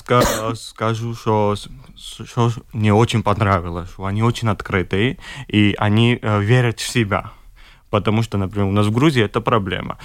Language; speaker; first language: Russian; non-native, fluent; Georgian